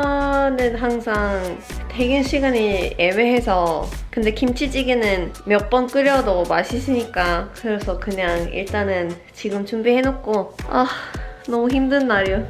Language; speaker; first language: Korean; non-native, fluent; Swedish